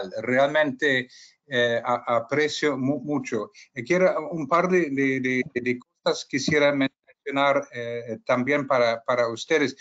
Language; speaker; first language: Spanish; non-native, fluent; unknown